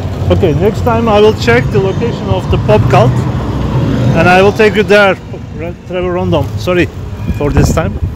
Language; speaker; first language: English; non-native, fluent; Turkish